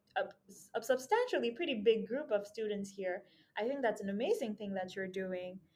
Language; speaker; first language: English; non-native, local second language; Nepali